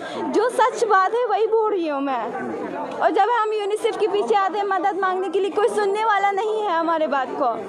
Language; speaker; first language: Hindi; non-native, fluent; Persian